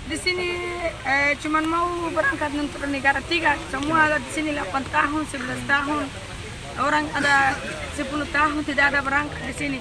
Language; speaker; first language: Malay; non-native, learner; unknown